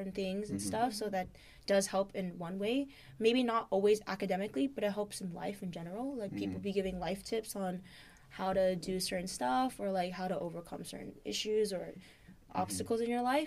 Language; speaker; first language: English; native; English